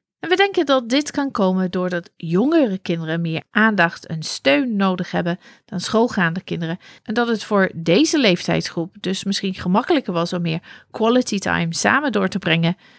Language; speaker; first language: Dutch; non-native, fluent; English